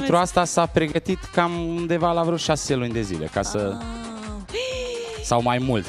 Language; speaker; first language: Romanian; native; Romanian